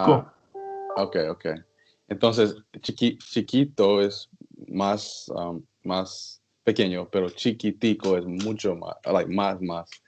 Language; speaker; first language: Spanish; non-native, learner; English